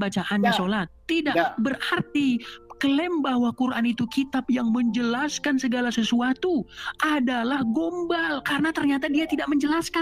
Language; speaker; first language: Indonesian; native; Indonesian